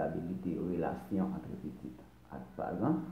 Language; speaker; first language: French; non-native, local second language; Haitian Creole